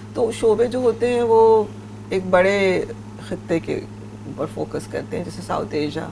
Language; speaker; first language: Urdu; native; Urdu